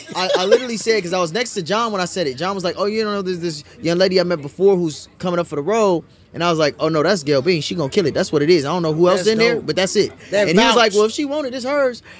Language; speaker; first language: English; native; English